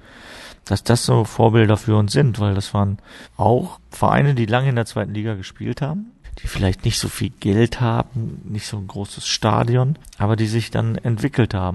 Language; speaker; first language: German; native; German